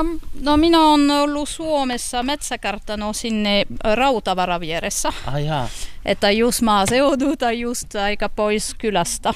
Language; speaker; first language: Finnish; non-native, learner; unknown